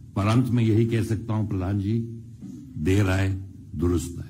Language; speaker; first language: Hindi; native; Hindi